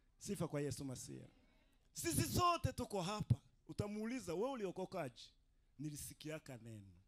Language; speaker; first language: Swahili; non-native, local second language; Rundi